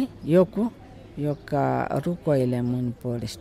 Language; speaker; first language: Finnish; non-native, fluent; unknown